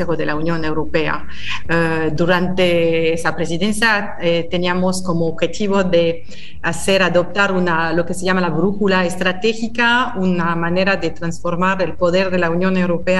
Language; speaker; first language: Spanish; non-native, fluent; French